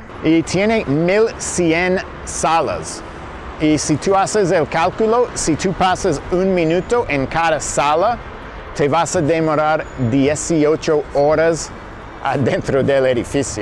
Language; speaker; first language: Spanish; non-native, fluent; English